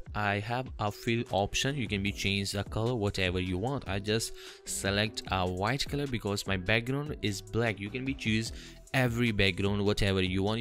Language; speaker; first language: English; non-native, fluent; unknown